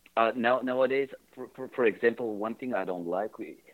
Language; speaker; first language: English; non-native, fluent; French